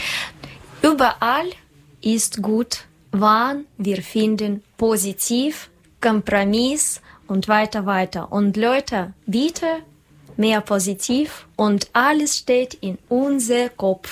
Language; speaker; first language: German; non-native, learner; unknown